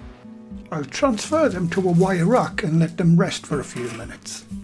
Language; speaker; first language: English; native; English